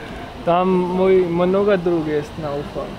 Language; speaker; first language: Russian; non-native, learner; Hindi